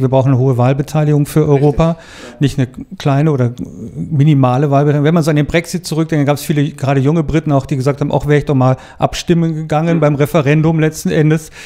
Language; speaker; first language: German; native; German